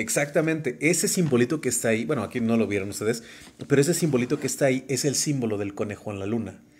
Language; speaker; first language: Spanish; native; Spanish